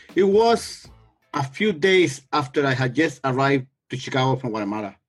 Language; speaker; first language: English; non-native, fluent; Spanish